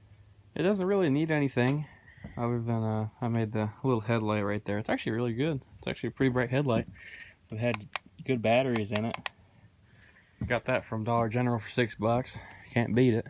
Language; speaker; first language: English; native; English